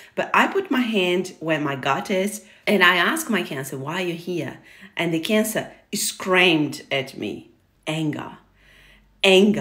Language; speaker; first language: English; non-native, fluent; Portuguese